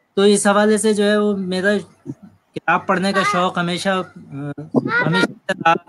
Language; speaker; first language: Urdu; native; Urdu